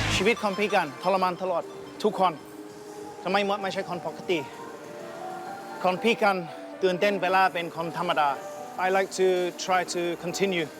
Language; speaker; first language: Thai; non-native, learner; English